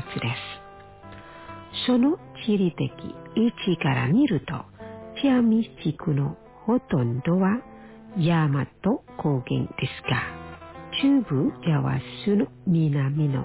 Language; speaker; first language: Japanese; non-native, fluent; Indonesian